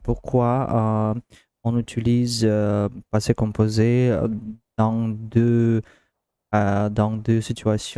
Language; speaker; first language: French; non-native, learner; Russian